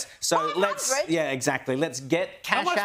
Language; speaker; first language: English; native; English